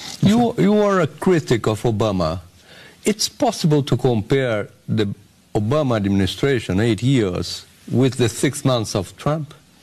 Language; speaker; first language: English; non-native, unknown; Portuguese